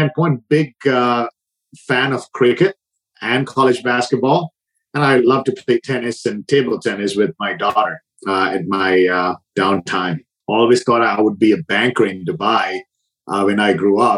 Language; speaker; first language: English; non-native, local second language; Sinhala